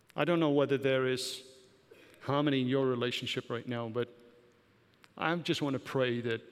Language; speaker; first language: English; native; English